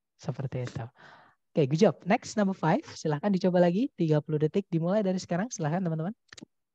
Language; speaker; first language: Indonesian; non-native, local second language; Javanese